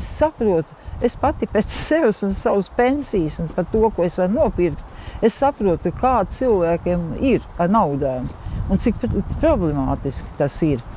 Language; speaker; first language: Latvian; native; Latvian